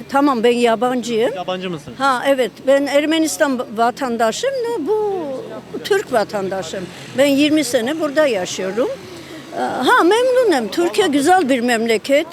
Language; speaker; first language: Turkish; non-native, learner; Armenian